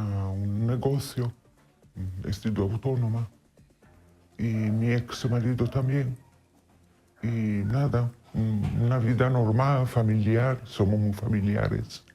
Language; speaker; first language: Spanish; non-native, fluent; Italian